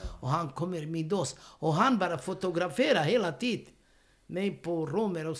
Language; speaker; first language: Swedish; non-native, learner; Romany